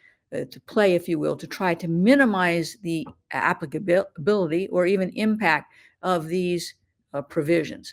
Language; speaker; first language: English; native; English